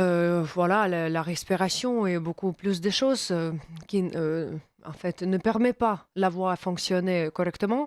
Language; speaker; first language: French; non-native, fluent; Russian